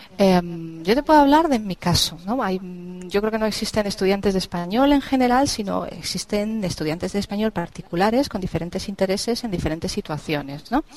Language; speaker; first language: Spanish; native; Spanish